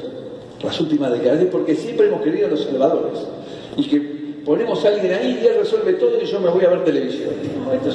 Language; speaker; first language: Spanish; native; Spanish